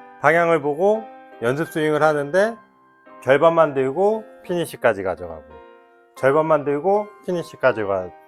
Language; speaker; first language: Korean; native; Korean